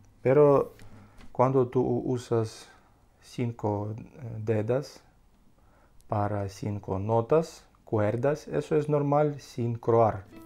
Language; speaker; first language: Spanish; non-native, learner; Russian